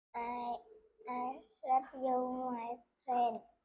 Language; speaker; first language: English; non-native, learner; Vietnamese